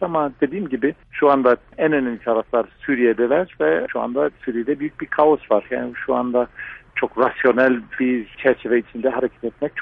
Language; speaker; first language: Turkish; non-native, fluent; English